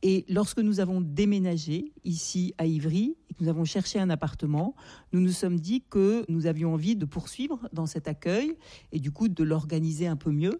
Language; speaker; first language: French; native; French